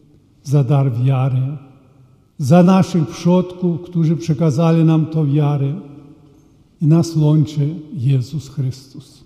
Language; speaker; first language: Polish; early bilingual, heritage; Polish